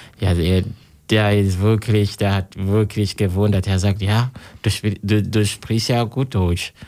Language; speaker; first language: German; non-native, learner; Kinyarwanda